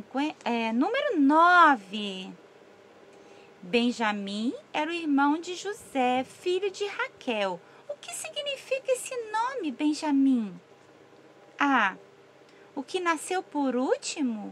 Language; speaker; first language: Portuguese; native; Portuguese